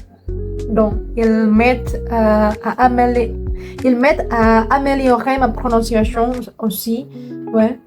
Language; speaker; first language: French; non-native, learner; Indonesian